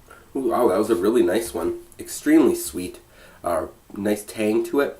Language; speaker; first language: English; native; English